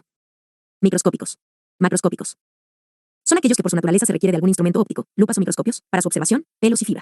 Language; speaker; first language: Spanish; native; Spanish